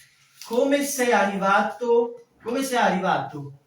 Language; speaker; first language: Italian; non-native, fluent; French